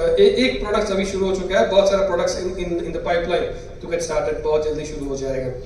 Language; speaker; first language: Hindi; non-native, local second language; Malayalam